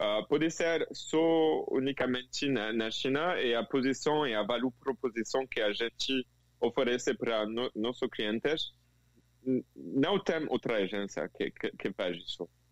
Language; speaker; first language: Portuguese; non-native, fluent; French